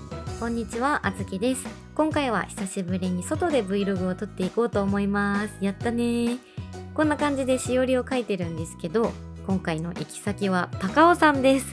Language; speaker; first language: Japanese; native; Japanese